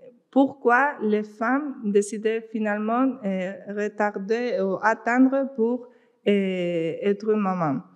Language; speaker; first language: French; non-native, fluent; Spanish